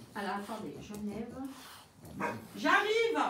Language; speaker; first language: French; native; French